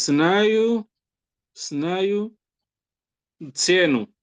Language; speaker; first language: Russian; non-native, learner; Spanish